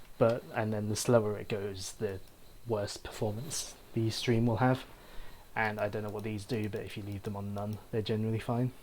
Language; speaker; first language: English; native; English